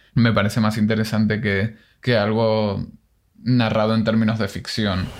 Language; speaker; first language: Spanish; non-native, fluent; Hebrew